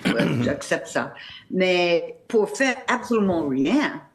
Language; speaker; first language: French; non-native, fluent; English